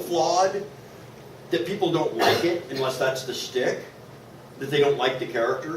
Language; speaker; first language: English; native; English